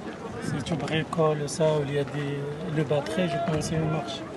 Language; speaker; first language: French; non-native, learner; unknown